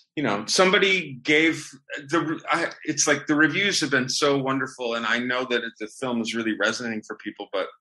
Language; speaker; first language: English; native; English